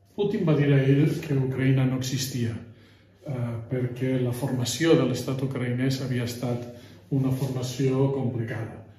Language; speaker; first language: Catalan; native; Catalan